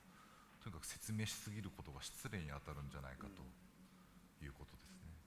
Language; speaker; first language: Japanese; native; Japanese